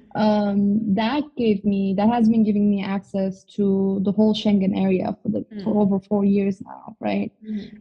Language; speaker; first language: English; non-native, fluent; Turkish